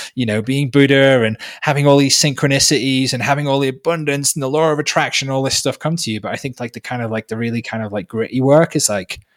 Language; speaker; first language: English; native; English